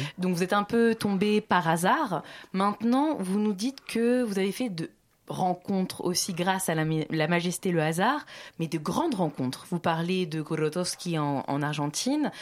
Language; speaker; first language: French; native; French